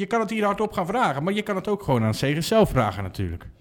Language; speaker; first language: Dutch; native; Dutch